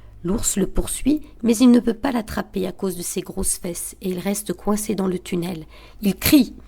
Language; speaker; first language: French; native; French